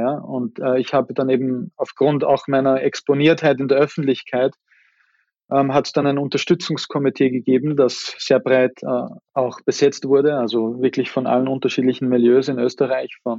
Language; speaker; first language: German; native; German